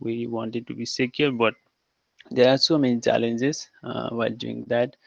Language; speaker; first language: English; non-native, local second language; Nepali